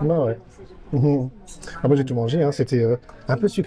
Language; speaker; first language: French; native; French